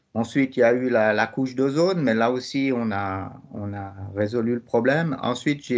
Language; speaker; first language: French; native; French